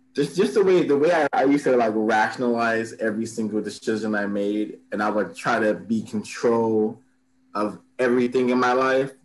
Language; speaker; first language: English; native; English